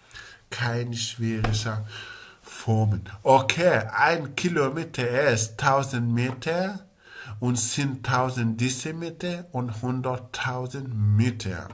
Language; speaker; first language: German; non-native, learner; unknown